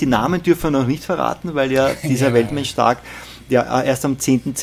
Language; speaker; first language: German; native; German